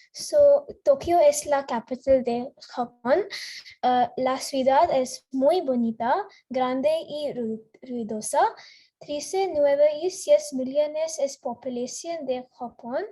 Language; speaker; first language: Spanish; non-native, learner; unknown